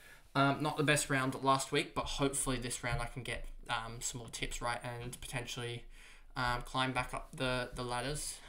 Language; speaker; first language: English; native; English